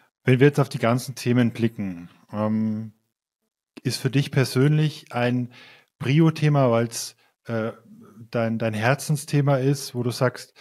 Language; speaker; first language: German; native; German